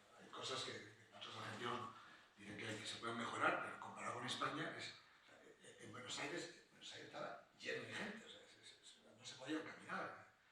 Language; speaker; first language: Spanish; early bilingual, heritage; Spanish